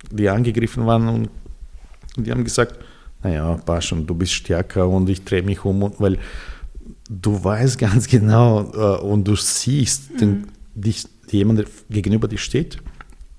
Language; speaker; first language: German; non-native, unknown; Serbian